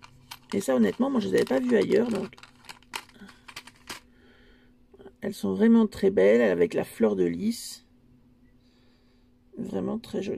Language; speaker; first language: French; native; French